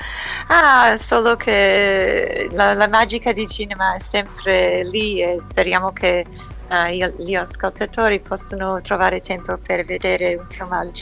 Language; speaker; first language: Italian; early bilingual, heritage; English